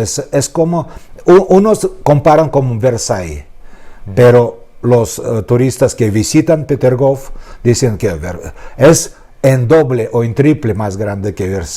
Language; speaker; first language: Spanish; non-native, fluent; Russian